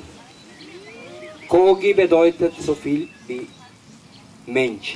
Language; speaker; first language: German; non-native, fluent; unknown